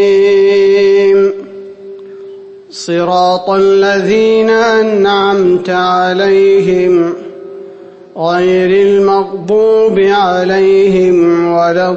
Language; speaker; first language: Arabic; native; Arabic